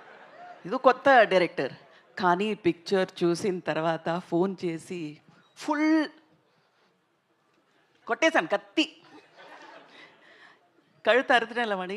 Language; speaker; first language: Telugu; non-native, local second language; Tamil